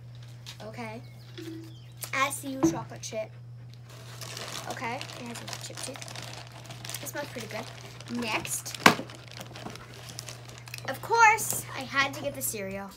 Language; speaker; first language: English; native; English